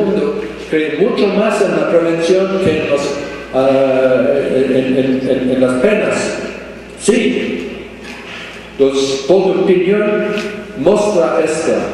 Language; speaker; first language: Spanish; non-native, fluent; English